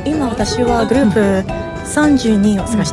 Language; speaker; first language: Japanese; non-native, learner; English